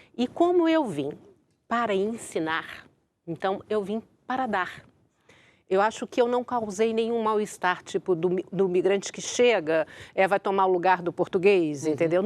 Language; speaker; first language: Portuguese; native; Portuguese